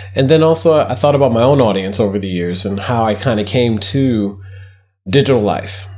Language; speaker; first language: English; native; English